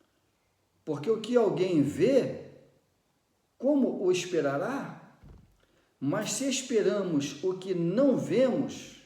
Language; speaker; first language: Portuguese; native; Portuguese